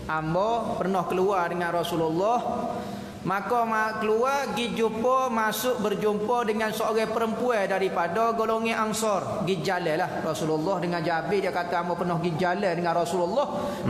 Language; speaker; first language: Malay; native; Malay